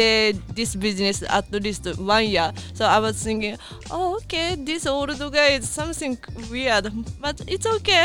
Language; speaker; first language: English; non-native, learner; Japanese